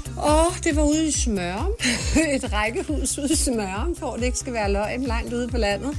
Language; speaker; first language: Danish; native; Danish